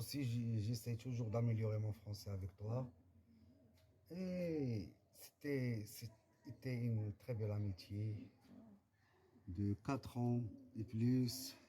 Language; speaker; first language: French; non-native, learner; Arabic